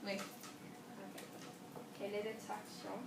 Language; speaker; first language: French; non-native, learner; English